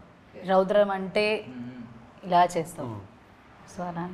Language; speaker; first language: Telugu; non-native, learner; Malayalam